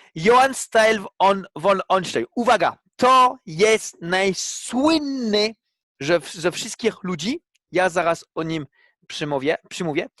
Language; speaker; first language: Polish; non-native, fluent; French